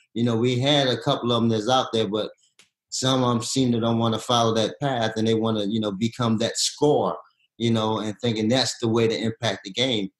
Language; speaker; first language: English; native; English